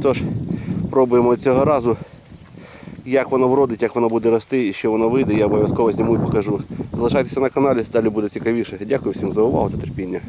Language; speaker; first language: Ukrainian; native; Ukrainian